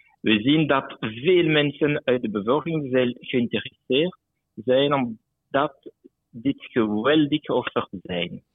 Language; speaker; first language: Dutch; non-native, local second language; French